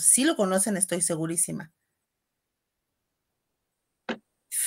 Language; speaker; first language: Spanish; native; Spanish